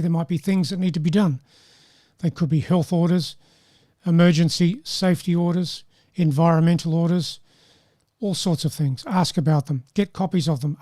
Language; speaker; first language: English; native; English